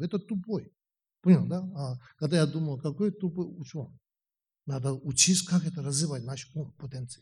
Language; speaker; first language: Russian; non-native, learner; Tibetan